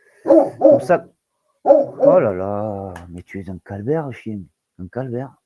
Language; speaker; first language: French; native; French